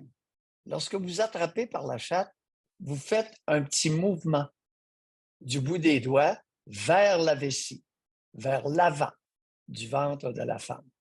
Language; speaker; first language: French; native; French